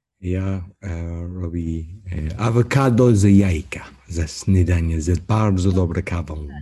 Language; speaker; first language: Polish; non-native, learner; English